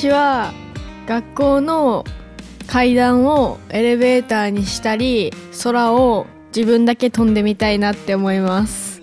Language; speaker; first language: Japanese; native; Japanese